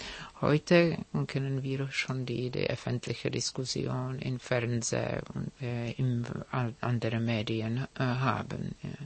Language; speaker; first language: German; non-native, fluent; Czech